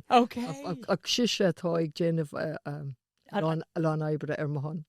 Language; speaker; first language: Irish; non-native, local second language; English